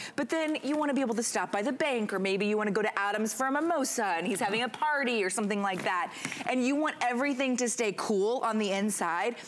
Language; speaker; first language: English; native; English